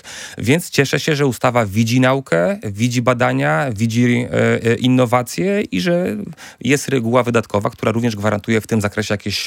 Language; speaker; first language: Polish; native; Polish